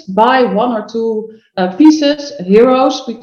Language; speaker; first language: English; non-native, fluent; Dutch